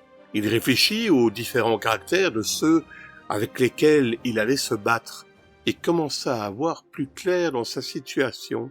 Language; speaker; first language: French; native; French